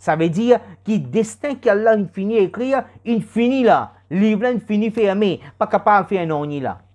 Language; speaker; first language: French; non-native, learner; Morisyen